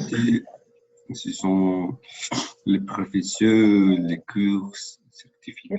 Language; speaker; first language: French; non-native, learner; Spanish